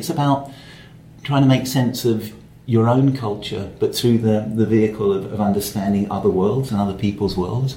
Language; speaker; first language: English; native; English